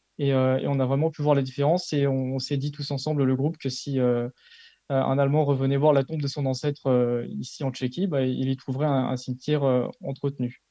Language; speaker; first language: French; native; French